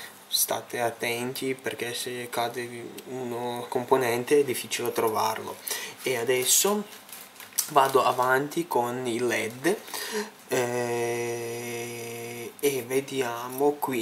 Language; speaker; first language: Italian; non-native, fluent; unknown